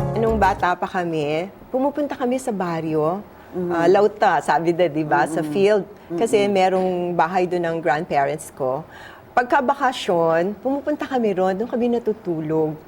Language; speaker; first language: Filipino; non-native, local second language; Pampanga